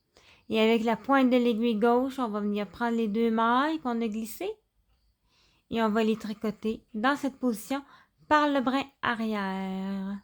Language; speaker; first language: French; native; French